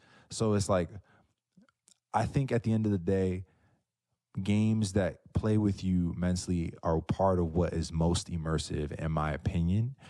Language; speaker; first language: English; native; English